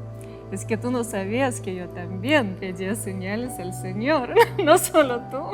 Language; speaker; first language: Spanish; non-native, fluent; Russian